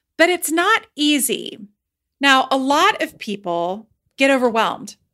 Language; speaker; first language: English; native; English